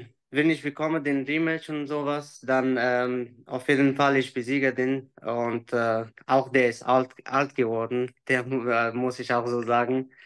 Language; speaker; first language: German; non-native, learner; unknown